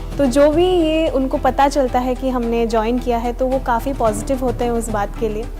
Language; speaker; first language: Hindi; non-native, local second language; Assamese